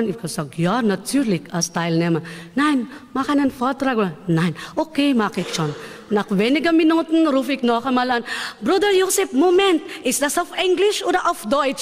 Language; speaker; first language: German; non-native, learner; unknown